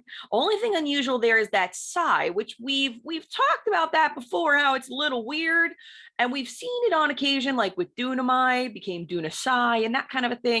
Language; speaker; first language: English; native; English